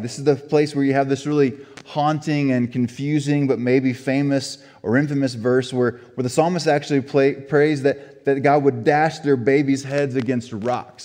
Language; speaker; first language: English; native; English